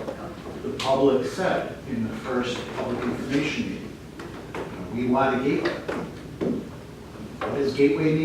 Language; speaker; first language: English; native; English